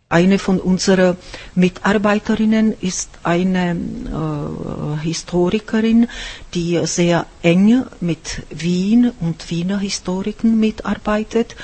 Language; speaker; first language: German; non-native, fluent; Czech